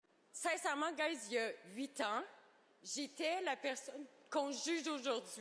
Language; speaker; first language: French; native; French